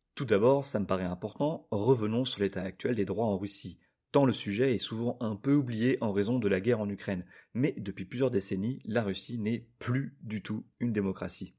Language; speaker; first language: French; native; French